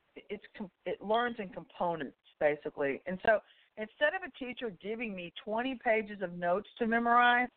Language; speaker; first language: English; native; English